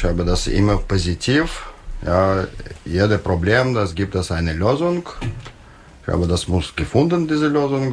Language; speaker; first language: German; non-native, learner; Russian